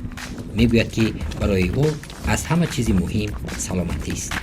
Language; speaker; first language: Persian; native; Persian